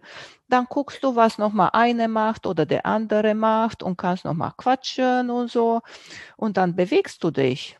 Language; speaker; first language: German; non-native, fluent; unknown